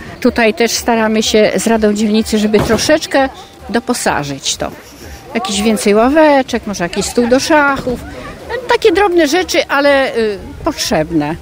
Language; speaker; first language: Polish; native; Polish